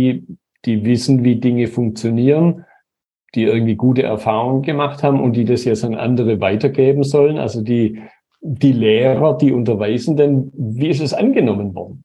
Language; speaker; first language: German; native; German